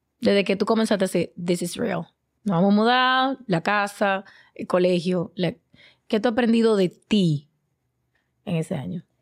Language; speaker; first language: Spanish; native; Spanish